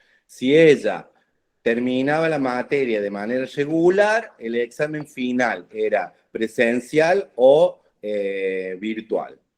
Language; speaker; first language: Spanish; native; Spanish